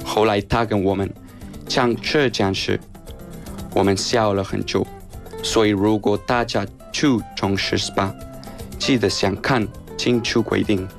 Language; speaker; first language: Chinese; non-native, fluent; Spanish